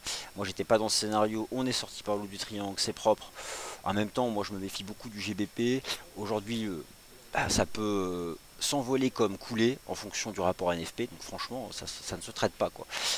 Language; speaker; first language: French; native; French